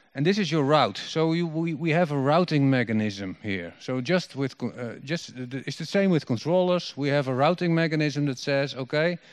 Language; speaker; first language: English; non-native, fluent; Dutch